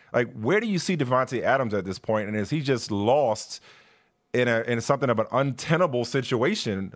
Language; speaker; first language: English; native; English